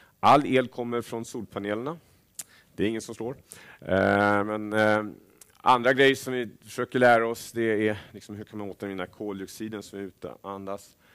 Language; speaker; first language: Swedish; native; Swedish